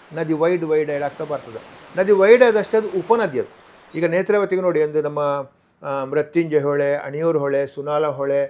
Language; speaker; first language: Kannada; non-native, local second language; Tulu